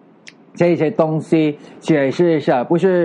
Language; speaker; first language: Chinese; non-native, learner; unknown